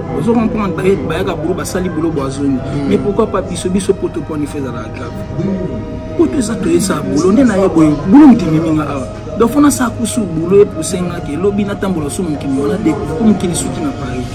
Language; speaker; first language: Lingala; native; Lingala